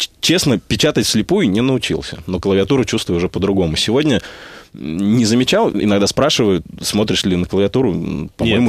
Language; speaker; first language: Russian; native; Russian